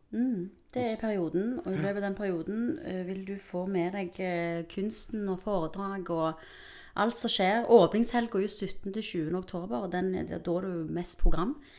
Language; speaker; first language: Norwegian; early bilingual, other home language; Spanish